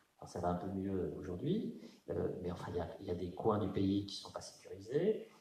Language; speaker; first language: French; native; French